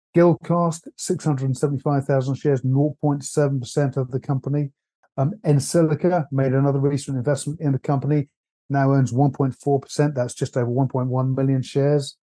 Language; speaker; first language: English; native; English